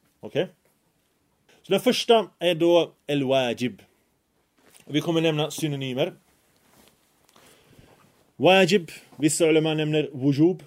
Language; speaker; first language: Swedish; early bilingual, other home language; Arabic